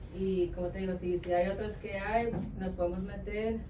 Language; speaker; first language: Spanish; early bilingual, heritage; Spanish